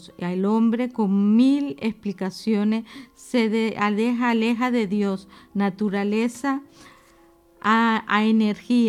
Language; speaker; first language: Spanish; native; Spanish